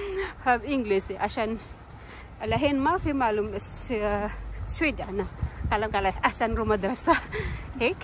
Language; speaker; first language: Arabic; non-native, learner; Filipino